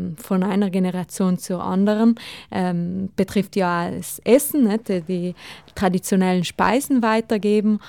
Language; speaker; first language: German; non-native, local second language; Ladin